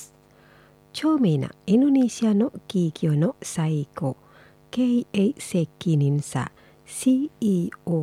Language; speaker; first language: Japanese; non-native, fluent; Indonesian